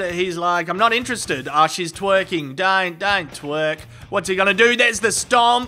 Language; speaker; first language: English; native; English